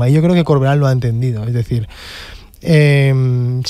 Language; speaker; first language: Spanish; native; Spanish